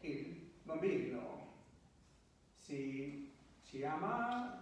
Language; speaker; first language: Italian; non-native, learner; English